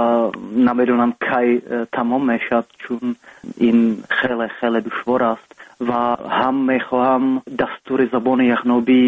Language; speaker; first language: Persian; non-native, fluent; Czech